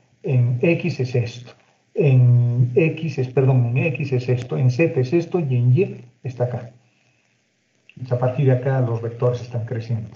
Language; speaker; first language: Spanish; native; Spanish